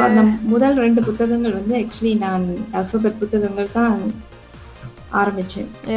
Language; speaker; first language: Tamil; native; Tamil